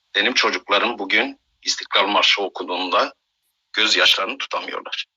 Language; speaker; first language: Turkish; non-native, local second language; Kurdish